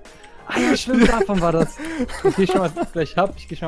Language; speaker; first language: German; native; German